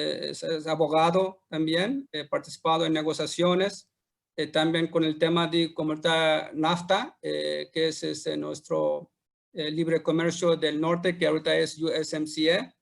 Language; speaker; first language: Spanish; non-native, fluent; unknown